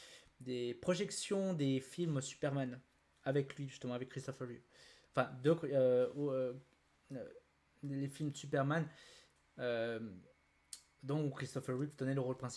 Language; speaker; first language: French; native; French